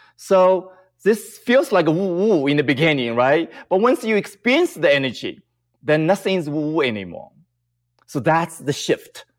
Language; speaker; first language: English; non-native, fluent; Chinese